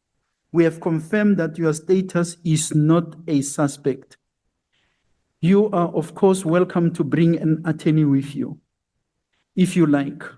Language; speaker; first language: English; non-native, local second language; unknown